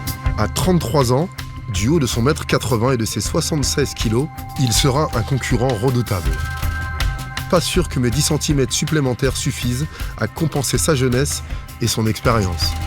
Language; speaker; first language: French; native; French